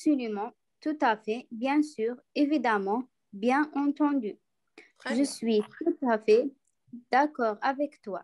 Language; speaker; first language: French; non-native, learner; Arabic